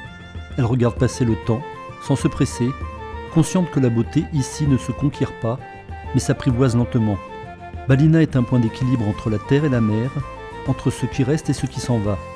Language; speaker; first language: French; native; French